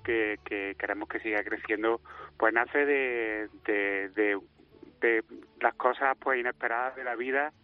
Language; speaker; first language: Spanish; native; Spanish